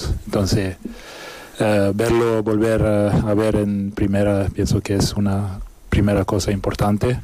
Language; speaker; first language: Spanish; non-native, fluent; French